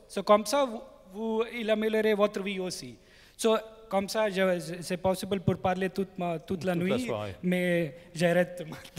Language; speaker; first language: French; non-native, learner; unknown